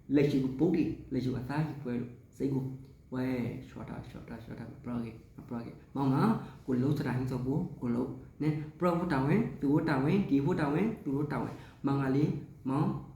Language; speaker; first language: Burmese; native; Burmese